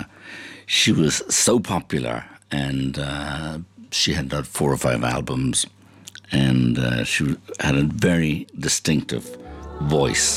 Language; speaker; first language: English; native; English